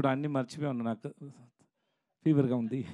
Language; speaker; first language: Telugu; non-native, learner; Tamil